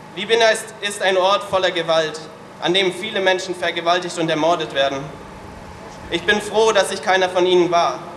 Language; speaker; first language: German; native; German